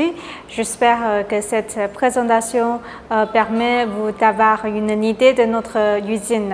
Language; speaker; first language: French; non-native, learner; Chinese